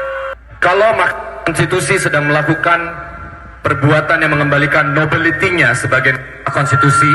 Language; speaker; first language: Indonesian; native; Indonesian